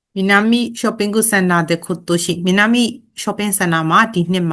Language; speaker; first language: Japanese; non-native, learner; Burmese